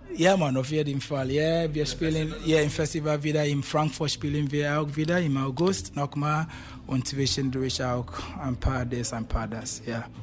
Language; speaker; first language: German; non-native, fluent; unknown